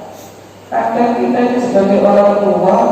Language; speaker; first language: Indonesian; native; Indonesian